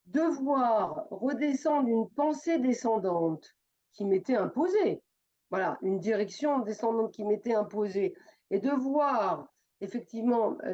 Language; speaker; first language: French; native; French